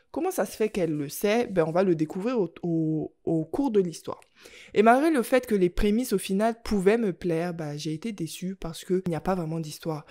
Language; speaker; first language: French; native; French